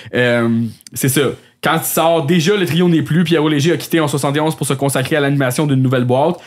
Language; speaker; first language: French; native; French